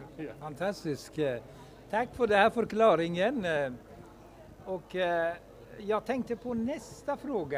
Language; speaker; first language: Swedish; non-native, fluent; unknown